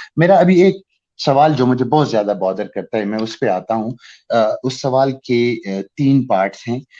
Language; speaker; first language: Urdu; non-native, local second language; Pashto